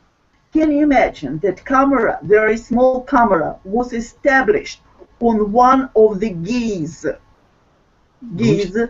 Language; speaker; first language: English; non-native, fluent; Russian